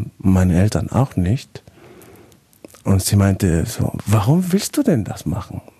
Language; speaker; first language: German; non-native, fluent; Spanish